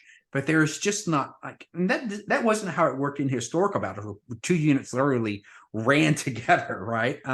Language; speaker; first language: English; native; English